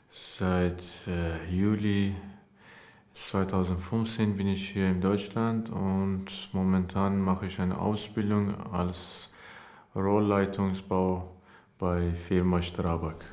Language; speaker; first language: German; non-native, learner; Persian